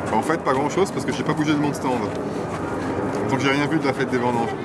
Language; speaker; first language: French; native; French